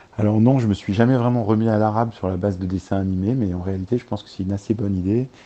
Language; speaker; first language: French; early bilingual, other home language; Arabic